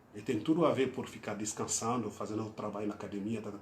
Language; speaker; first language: Portuguese; non-native, fluent; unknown